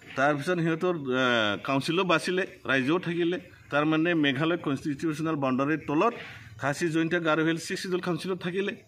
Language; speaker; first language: Assamese; non-native, local second language; Bodo